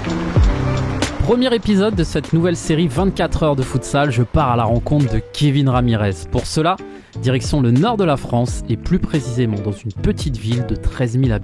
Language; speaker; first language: French; native; French